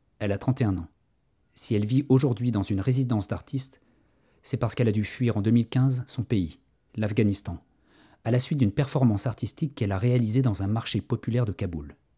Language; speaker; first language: French; native; French